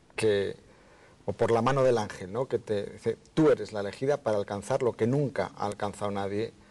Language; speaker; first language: Spanish; native; Spanish